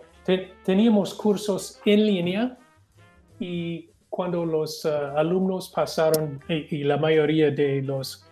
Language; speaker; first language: Spanish; non-native, fluent; English